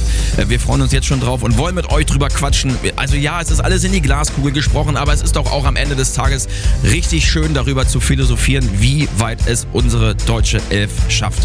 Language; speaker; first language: German; native; German